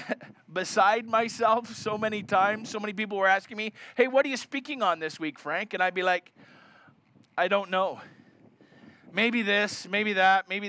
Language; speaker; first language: English; native; English